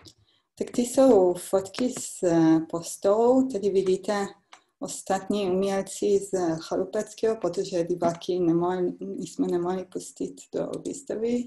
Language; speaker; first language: Czech; non-native, fluent; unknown